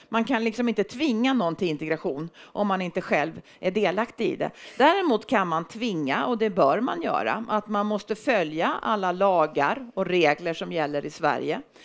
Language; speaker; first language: Swedish; native; Swedish